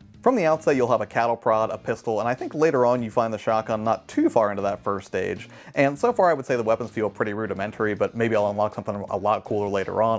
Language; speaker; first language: English; native; English